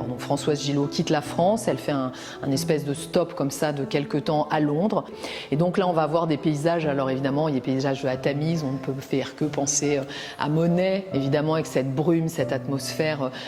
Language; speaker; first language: French; native; French